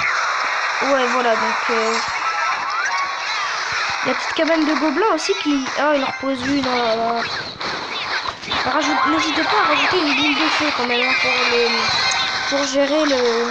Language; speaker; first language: French; native; French